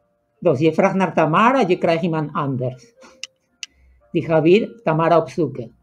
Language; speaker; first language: Dutch; non-native, fluent; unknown